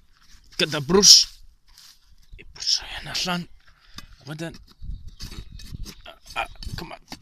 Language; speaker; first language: Welsh; non-native, learner; English